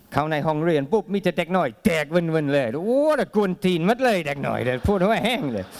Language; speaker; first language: Thai; non-native, fluent; English